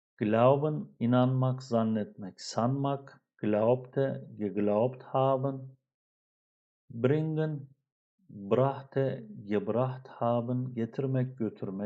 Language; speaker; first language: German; non-native, fluent; Turkish